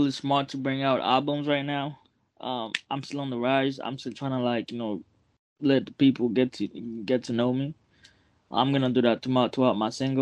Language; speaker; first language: English; non-native, fluent; French